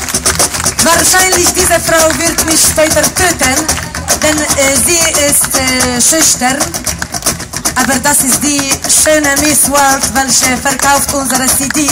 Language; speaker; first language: German; non-native, learner; Polish